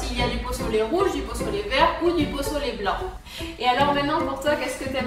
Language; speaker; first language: French; native; French